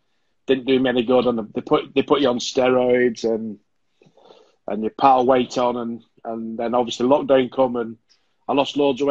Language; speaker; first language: English; native; English